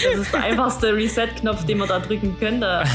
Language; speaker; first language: German; native; German